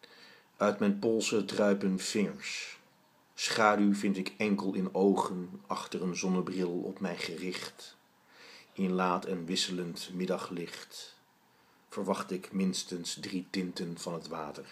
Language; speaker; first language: Dutch; native; Dutch